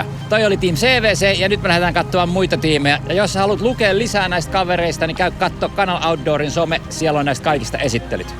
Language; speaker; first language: Finnish; native; Finnish